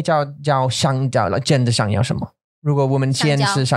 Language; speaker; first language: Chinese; non-native, learner; English